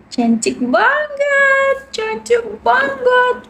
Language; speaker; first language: Indonesian; non-native, learner; Russian